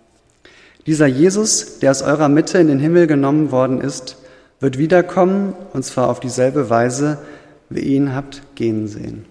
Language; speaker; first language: German; native; German